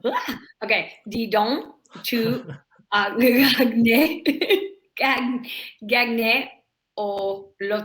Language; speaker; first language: French; non-native, learner; English